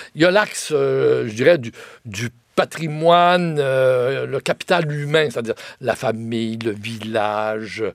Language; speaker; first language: French; native; French